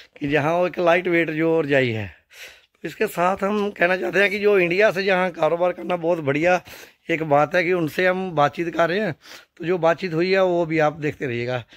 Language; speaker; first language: Hindi; non-native, local second language; Punjabi